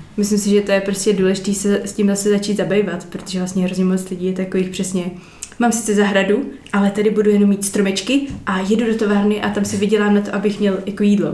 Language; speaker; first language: Czech; native; Czech